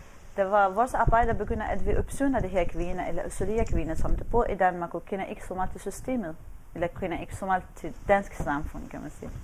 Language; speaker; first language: Danish; non-native, fluent; Arabic